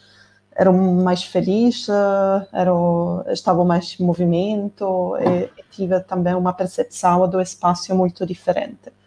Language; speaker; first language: Portuguese; non-native, fluent; Italian